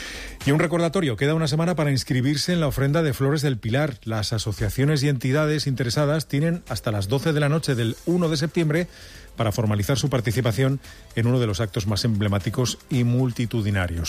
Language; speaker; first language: Spanish; native; Spanish